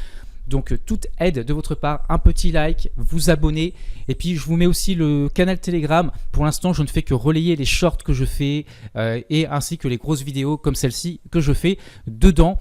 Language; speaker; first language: French; native; French